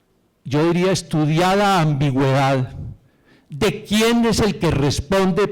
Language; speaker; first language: Spanish; native; Spanish